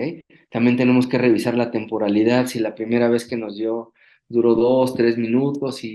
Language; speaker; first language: Spanish; native; Spanish